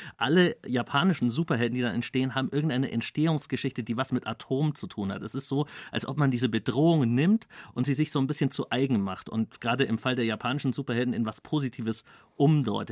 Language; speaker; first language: German; native; German